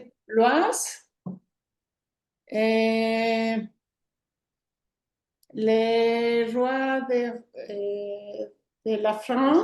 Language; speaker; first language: French; non-native, learner; Spanish